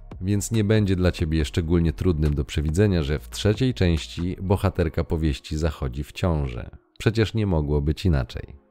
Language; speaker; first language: Polish; native; Polish